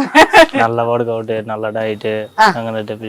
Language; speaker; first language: Malayalam; non-native, learner; Bangla